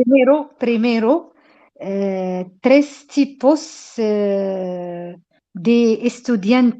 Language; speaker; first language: Spanish; non-native, learner; Arabic